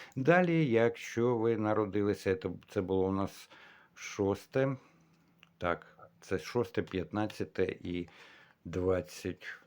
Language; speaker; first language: Ukrainian; non-native, local second language; Russian